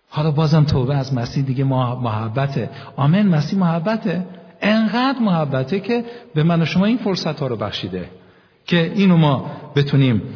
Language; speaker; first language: Persian; native; Persian